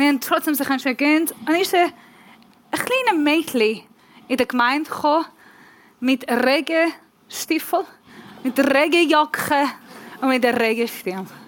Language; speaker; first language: German; non-native, learner; Persian